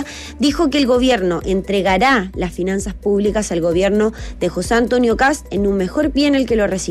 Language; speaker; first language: Spanish; native; Spanish